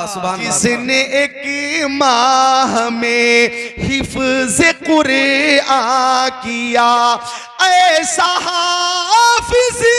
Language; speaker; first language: Hindi; native; Hindi